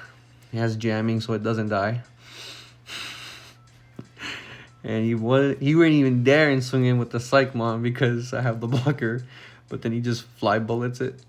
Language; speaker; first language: English; native; English